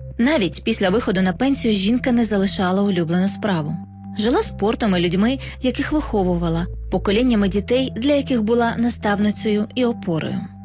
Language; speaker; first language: Ukrainian; native; Ukrainian